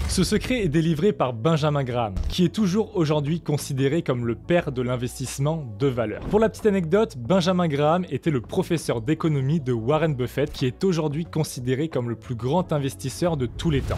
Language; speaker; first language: French; native; French